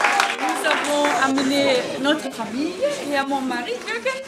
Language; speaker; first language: French; non-native, fluent; German